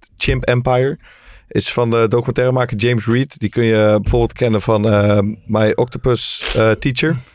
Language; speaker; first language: Dutch; native; Dutch